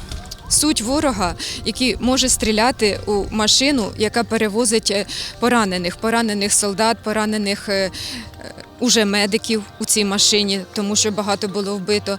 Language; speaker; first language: Ukrainian; non-native, local second language; Russian